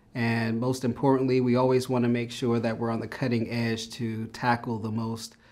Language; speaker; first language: English; native; English